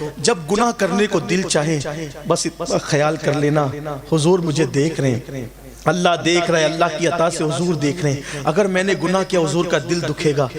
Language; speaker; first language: Urdu; native; Urdu